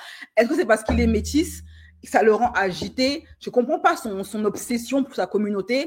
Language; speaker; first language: French; native; French